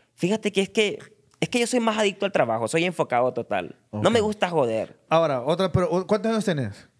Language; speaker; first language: Spanish; native; Spanish